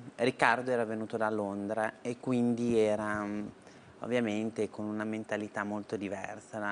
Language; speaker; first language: Italian; native; Italian